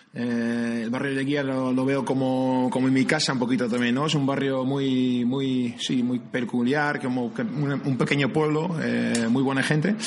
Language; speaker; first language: Spanish; non-native, fluent; Dutch